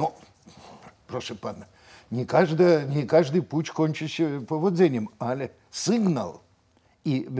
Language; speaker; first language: Polish; non-native, fluent; Russian